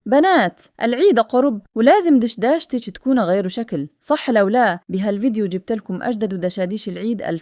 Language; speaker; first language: Arabic; native; Arabic